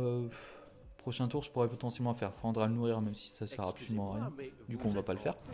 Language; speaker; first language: French; native; French